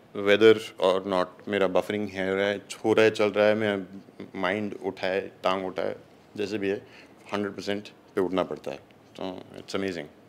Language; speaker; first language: Hindi; native; Hindi